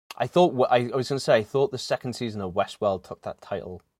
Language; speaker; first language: English; native; English